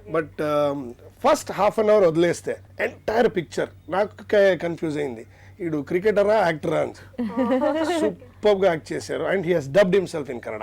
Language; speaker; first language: Telugu; non-native, learner; Kannada